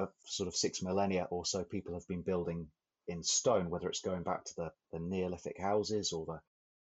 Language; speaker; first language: English; native; English